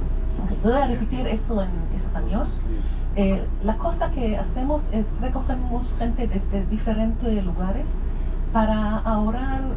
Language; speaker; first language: Spanish; non-native, learner; Hebrew